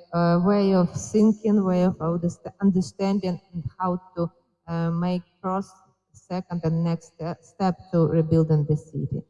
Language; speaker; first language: English; non-native, fluent; Ukrainian